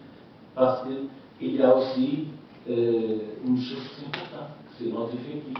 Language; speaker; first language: French; non-native, learner; Portuguese